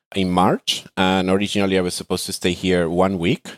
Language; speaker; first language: English; non-native, fluent; Spanish